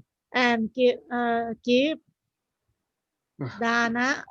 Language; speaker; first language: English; non-native, learner; Thai